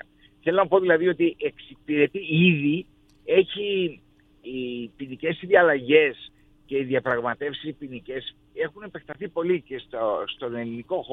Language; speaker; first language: Greek; native; Greek